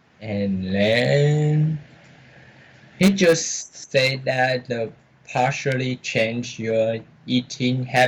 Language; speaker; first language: English; non-native, learner; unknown